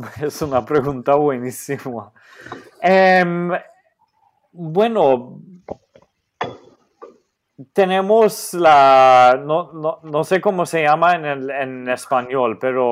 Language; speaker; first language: Spanish; non-native, fluent; Maltese